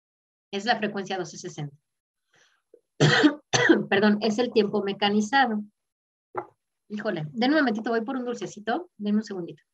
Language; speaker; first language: Spanish; native; Spanish